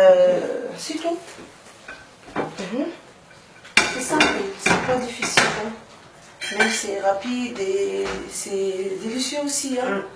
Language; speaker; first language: French; non-native, local second language; Arabic